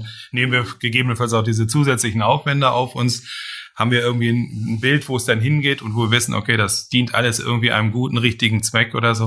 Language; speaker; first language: German; native; German